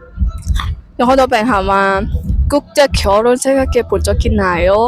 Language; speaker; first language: Korean; non-native, learner; Lao